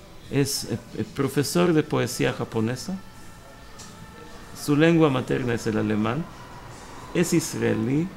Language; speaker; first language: Spanish; early bilingual, heritage; Hebrew